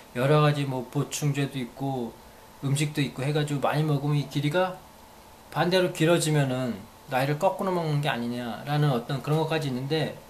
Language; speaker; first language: Korean; native; Korean